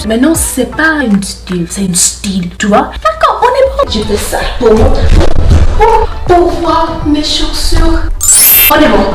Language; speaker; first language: French; non-native, learner; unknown